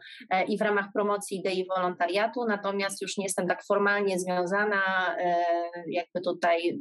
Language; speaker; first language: Polish; native; Polish